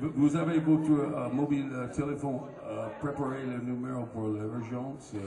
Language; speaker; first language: French; non-native, learner; English